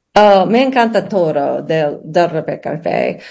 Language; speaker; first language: Spanish; non-native, learner; English